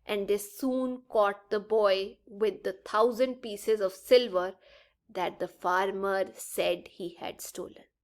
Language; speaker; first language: English; non-native, local second language; Punjabi